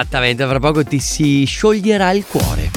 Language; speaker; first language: Italian; native; Italian